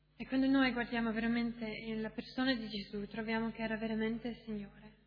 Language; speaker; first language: Italian; non-native, fluent; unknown